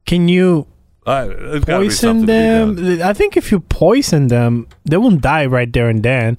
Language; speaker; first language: English; native; English